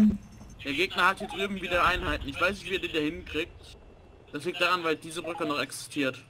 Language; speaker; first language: German; native; German